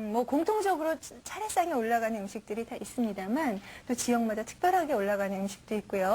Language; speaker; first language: Korean; native; Korean